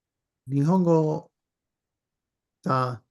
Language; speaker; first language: Japanese; non-native, learner; English